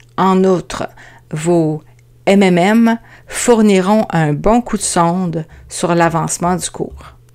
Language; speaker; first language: French; native; French